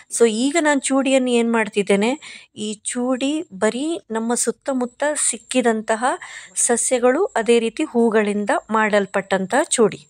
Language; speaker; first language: Kannada; non-native, local second language; Konkani